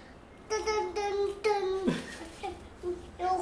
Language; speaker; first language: Chinese; early bilingual, heritage; Chinese